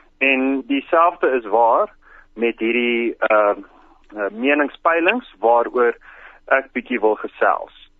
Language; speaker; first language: Afrikaans; non-native, local second language; English